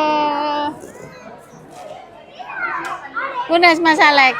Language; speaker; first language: Indonesian; native; Indonesian